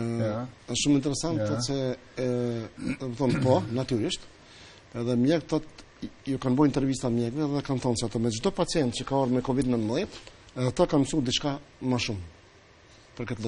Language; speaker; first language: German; non-native, fluent; Albanian